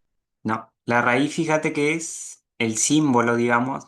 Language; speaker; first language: Spanish; native; Spanish